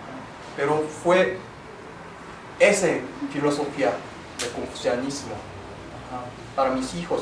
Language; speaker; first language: Spanish; non-native, fluent; Korean